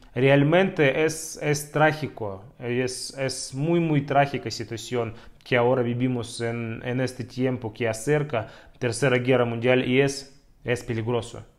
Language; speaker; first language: Spanish; non-native, fluent; Russian